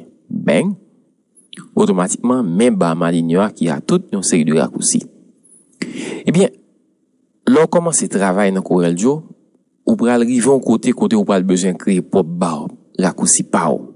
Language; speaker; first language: French; non-native, local second language; Haitian Creole